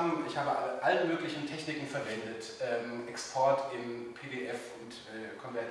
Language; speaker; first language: German; native; German